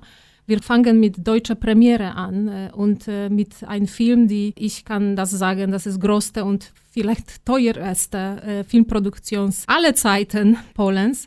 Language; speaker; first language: German; non-native, fluent; Polish